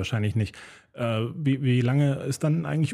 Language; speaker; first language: German; native; German